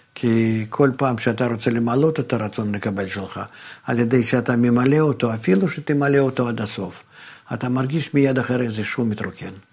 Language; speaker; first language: Hebrew; non-native, fluent; Russian